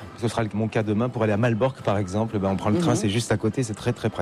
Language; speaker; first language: French; native; French